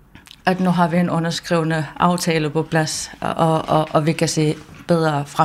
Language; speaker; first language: Danish; non-native, local second language; Kalaallisut